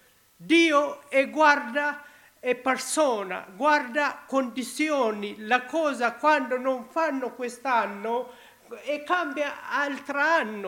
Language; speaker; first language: Italian; non-native, learner; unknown